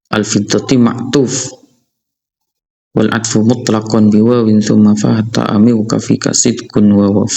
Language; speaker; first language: Arabic; non-native, fluent; Indonesian